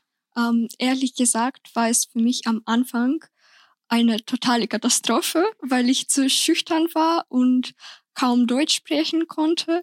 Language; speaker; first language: German; non-native, fluent; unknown